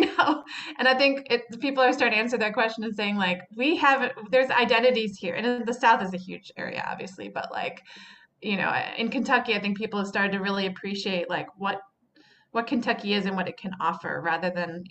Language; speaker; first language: English; native; English